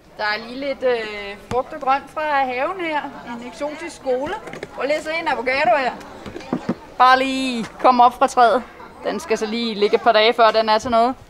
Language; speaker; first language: Danish; native; Danish